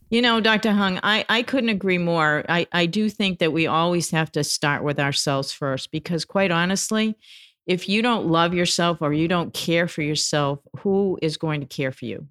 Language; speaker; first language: English; native; English